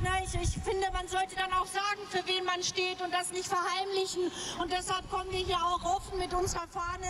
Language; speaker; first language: German; native; German